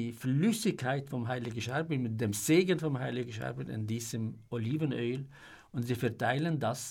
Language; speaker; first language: German; non-native, fluent; Arabic